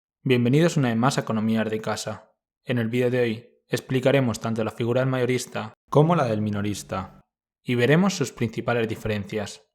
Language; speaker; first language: Spanish; native; Spanish